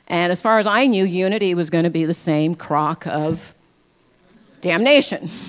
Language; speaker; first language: English; native; English